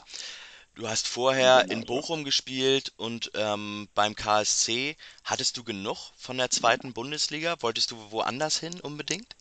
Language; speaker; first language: German; native; German